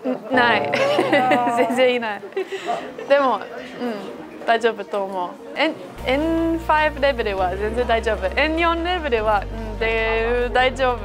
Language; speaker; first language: Japanese; non-native, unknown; English